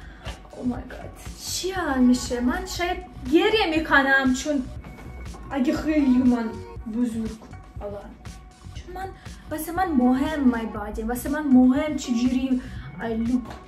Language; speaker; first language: Persian; non-native, learner; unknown